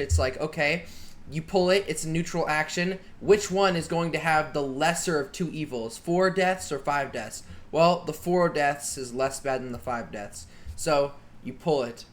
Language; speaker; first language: English; native; English